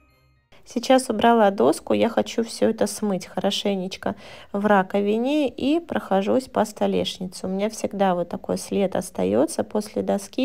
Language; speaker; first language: Russian; native; Russian